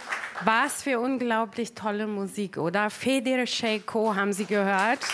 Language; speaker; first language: German; native; German